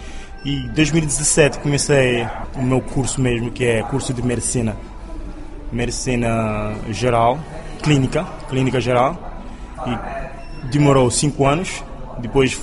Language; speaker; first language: Portuguese; non-native, local second language; Kabuverdianu